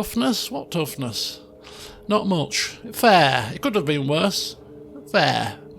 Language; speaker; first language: English; native; English